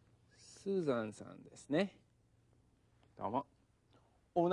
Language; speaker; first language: Japanese; non-native, fluent; English